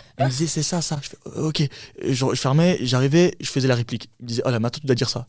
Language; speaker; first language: French; early bilingual, other home language; Turkish